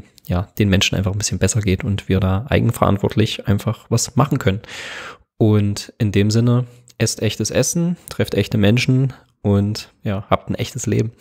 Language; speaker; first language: German; native; German